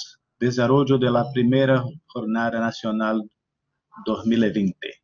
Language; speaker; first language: Spanish; non-native, learner; Portuguese